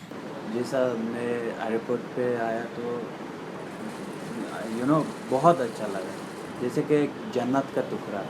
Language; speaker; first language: Hindi; non-native, learner; Persian